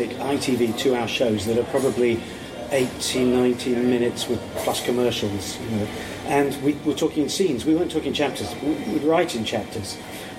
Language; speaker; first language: English; native; English